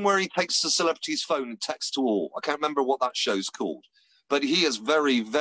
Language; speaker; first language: English; native; English